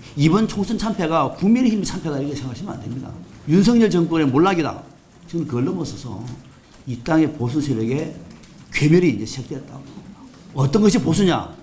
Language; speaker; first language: Korean; native; Korean